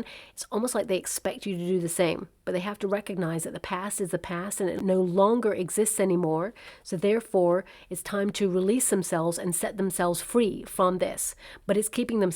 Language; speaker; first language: English; native; English